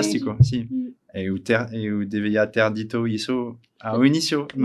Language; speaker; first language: Portuguese; non-native, learner; French